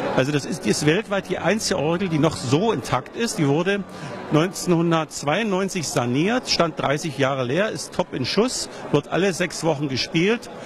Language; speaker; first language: German; native; German